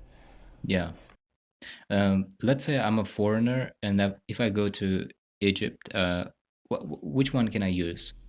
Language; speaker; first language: English; non-native, fluent; Tajik